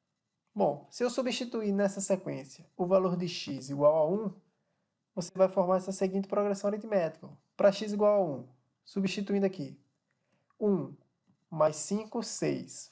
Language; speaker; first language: Portuguese; native; Portuguese